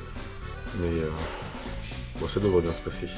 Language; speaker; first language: French; native; French